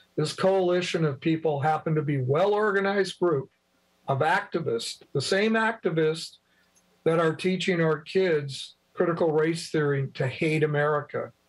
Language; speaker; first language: English; native; English